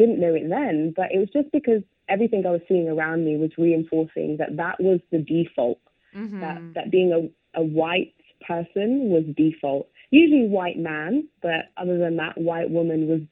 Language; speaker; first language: English; native; English